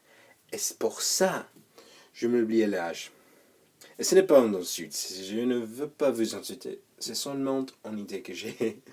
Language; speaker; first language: French; non-native, learner; English